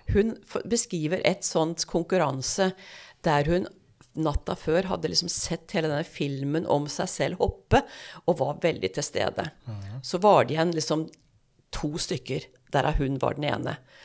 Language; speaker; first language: Norwegian; native; Norwegian